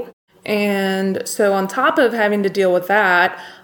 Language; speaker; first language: English; native; English